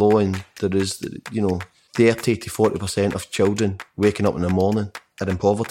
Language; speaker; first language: English; native; English